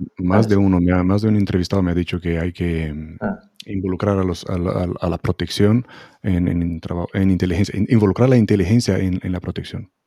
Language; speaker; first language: Spanish; non-native, fluent; Hebrew